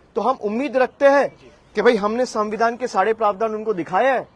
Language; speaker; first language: Hindi; non-native, local second language; Bangla